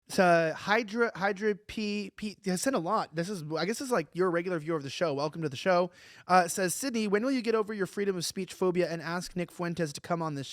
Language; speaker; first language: English; native; English